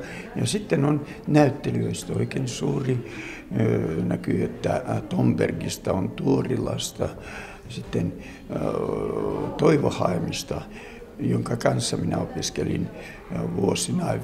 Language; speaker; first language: Finnish; non-native, local second language; Russian